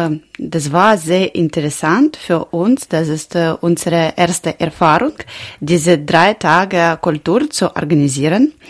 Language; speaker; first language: German; non-native, learner; Ukrainian